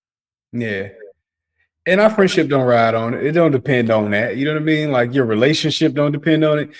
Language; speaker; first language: English; native; English